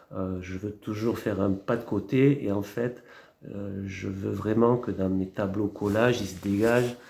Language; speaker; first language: French; native; French